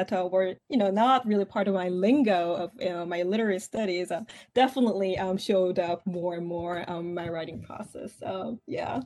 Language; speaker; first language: English; non-native, fluent; Korean